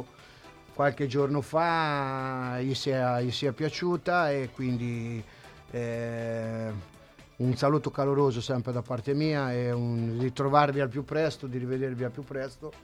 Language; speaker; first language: Italian; native; Italian